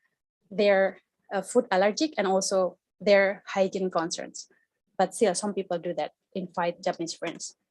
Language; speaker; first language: English; non-native, fluent; Indonesian